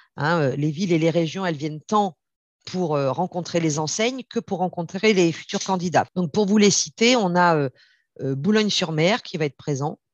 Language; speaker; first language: French; native; French